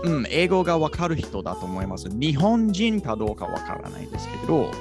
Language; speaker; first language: Japanese; non-native, fluent; English